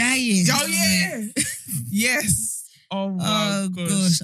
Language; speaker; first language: English; native; English